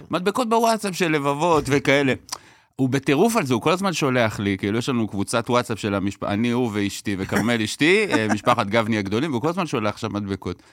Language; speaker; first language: Hebrew; native; Hebrew